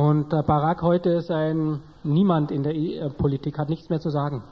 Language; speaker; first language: German; native; German